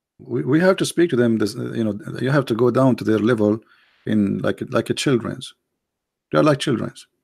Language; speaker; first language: English; non-native, fluent; Arabic